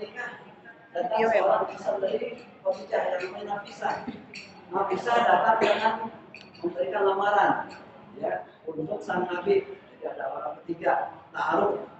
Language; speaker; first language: Indonesian; non-native, local second language; Sundanese